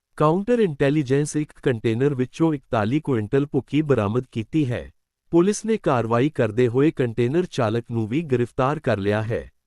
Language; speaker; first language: Hindi; non-native, local second language; Punjabi